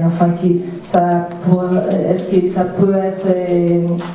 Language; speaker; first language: French; non-native, fluent; Portuguese